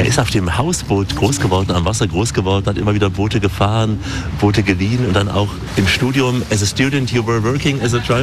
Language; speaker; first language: German; native; German